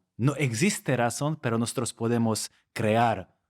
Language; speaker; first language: Spanish; non-native, fluent; Slovak